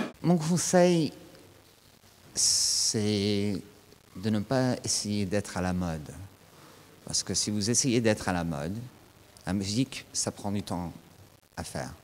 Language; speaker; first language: French; non-native, fluent; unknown